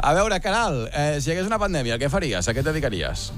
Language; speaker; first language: Catalan; native; Catalan